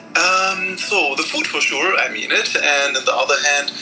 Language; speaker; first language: English; non-native, fluent; Arabic